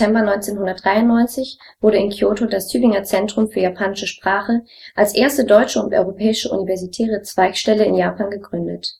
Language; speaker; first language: German; native; German